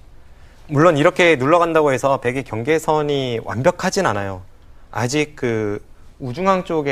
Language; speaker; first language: Korean; native; Korean